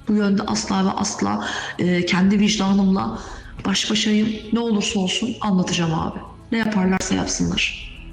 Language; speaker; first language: Turkish; native; Turkish